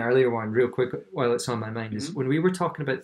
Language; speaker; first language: English; native; English